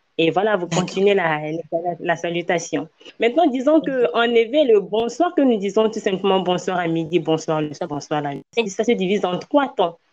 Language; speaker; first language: French; non-native, local second language; Ewe